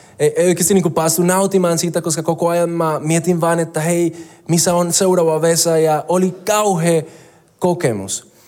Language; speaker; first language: Finnish; non-native, fluent; Spanish